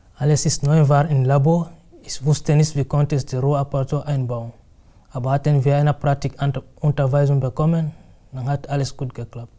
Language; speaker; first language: German; native; German